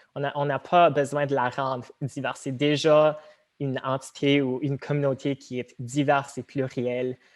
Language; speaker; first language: French; non-native, local second language; Tamil